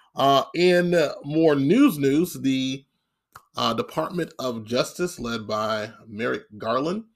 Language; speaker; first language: English; native; English